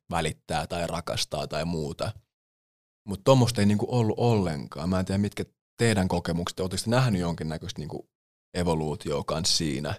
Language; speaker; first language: Finnish; early bilingual, other home language; English